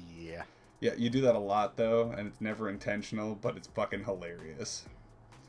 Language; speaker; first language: English; native; English